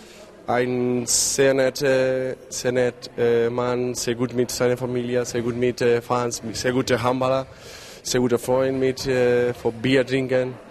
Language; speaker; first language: German; non-native, learner; Spanish